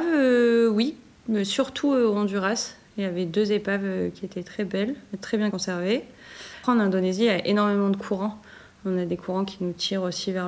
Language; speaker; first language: French; native; French